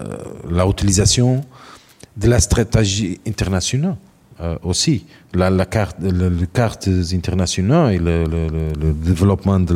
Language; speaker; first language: French; non-native, learner; Portuguese